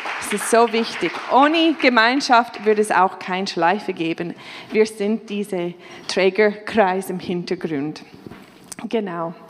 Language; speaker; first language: German; non-native, fluent; English